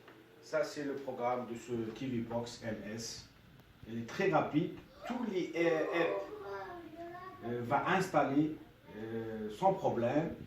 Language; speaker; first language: French; non-native, local second language; Arabic